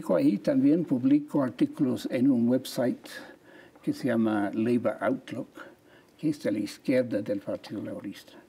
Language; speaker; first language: Spanish; non-native, fluent; English